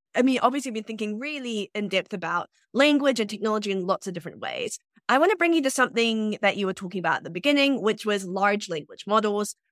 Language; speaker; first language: English; native; English